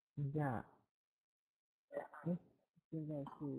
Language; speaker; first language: Chinese; non-native, fluent; Indonesian